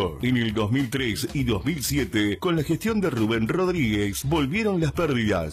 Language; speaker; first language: Spanish; native; Spanish